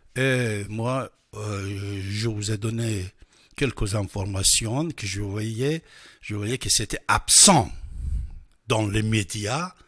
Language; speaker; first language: French; non-native, fluent; Persian